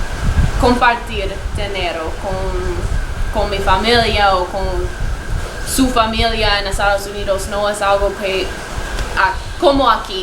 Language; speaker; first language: Spanish; non-native, learner; English